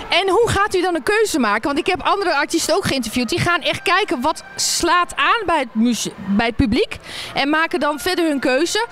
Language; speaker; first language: Dutch; native; Dutch